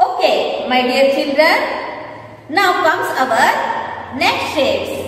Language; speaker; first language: English; non-native, local second language; Kannada